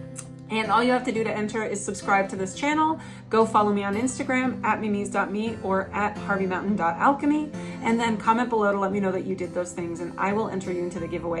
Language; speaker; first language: English; native; English